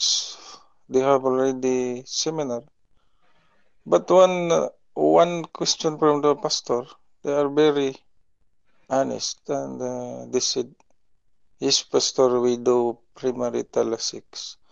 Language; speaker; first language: English; non-native, local second language; Filipino